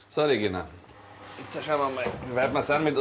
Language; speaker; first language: German; native; German